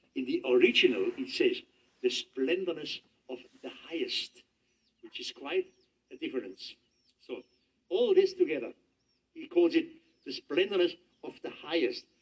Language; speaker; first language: English; non-native, fluent; German